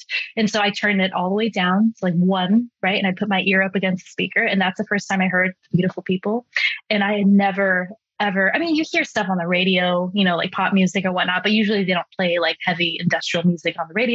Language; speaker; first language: English; early bilingual, other home language; Chinese